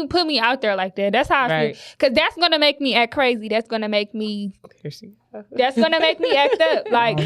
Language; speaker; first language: English; native; English